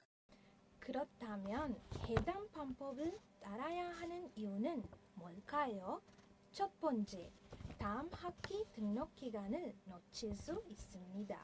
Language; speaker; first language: Korean; non-native, fluent; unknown